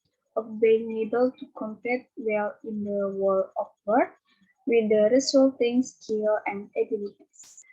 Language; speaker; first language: English; non-native, learner; Indonesian